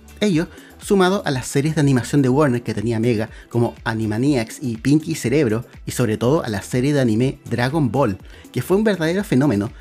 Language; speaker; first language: Spanish; native; Spanish